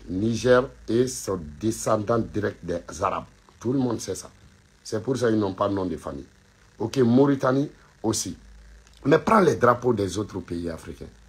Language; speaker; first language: French; non-native, local second language; Bambara